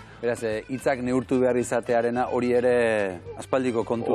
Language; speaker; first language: Basque; native; Basque